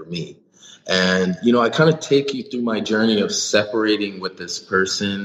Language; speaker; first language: English; native; English